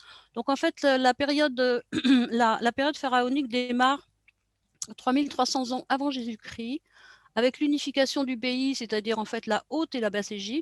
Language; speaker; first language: French; native; French